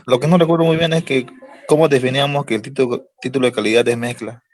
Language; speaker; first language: Spanish; native; Spanish